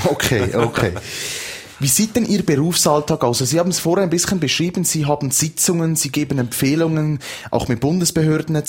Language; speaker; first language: German; native; German